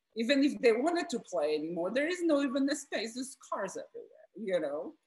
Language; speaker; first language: English; non-native, fluent; Polish